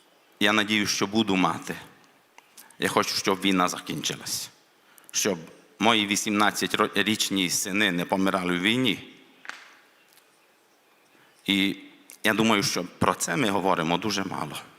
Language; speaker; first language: Ukrainian; non-native, local second language; Hungarian